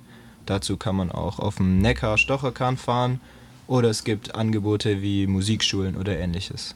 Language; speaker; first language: German; native; German